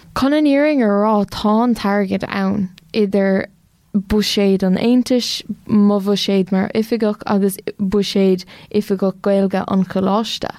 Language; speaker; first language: Irish; non-native, local second language; English